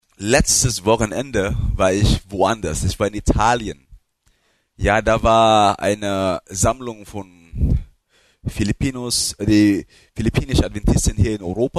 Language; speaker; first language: German; non-native, fluent; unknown